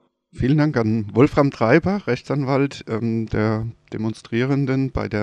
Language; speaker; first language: German; native; German